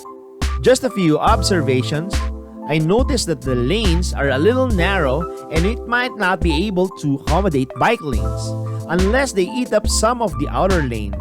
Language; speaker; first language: English; non-native, local second language; Filipino